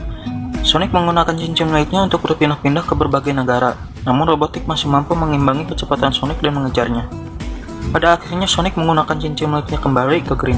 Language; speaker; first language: Indonesian; native; Indonesian